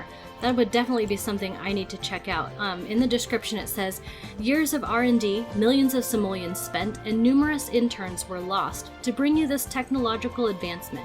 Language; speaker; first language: English; native; English